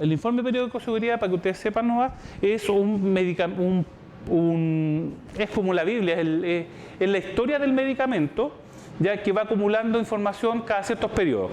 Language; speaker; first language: Spanish; native; Spanish